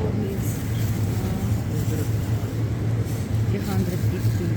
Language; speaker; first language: English; non-native, learner; Russian